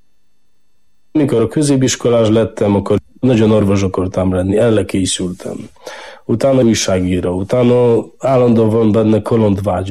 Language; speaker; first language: Hungarian; non-native, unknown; Polish